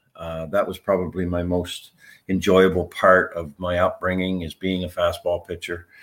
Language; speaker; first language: English; native; English